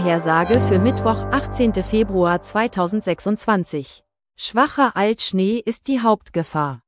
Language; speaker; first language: German; native; German